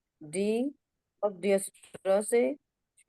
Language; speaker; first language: German; non-native, learner; Urdu